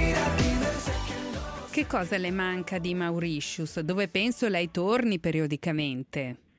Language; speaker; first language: Italian; native; Italian